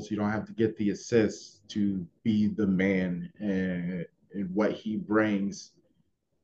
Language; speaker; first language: English; native; English